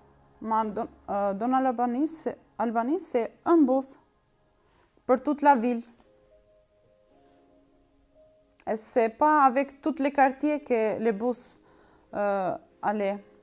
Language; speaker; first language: French; non-native, learner; Albanian